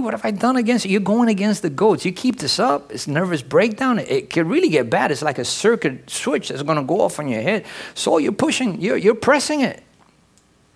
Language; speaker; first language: English; early bilingual, other home language; Spanish